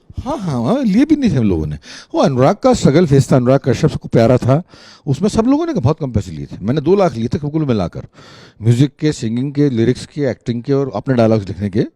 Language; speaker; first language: Hindi; native; Hindi